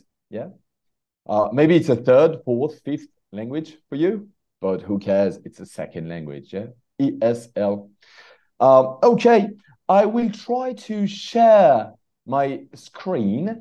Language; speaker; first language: English; non-native, fluent; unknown